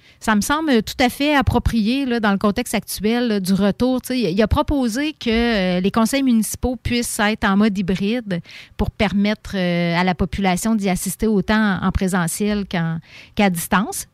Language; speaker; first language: French; native; French